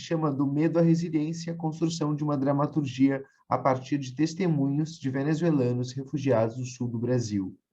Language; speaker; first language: Portuguese; native; Portuguese